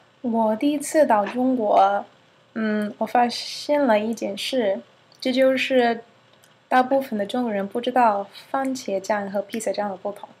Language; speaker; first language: Chinese; non-native, learner; English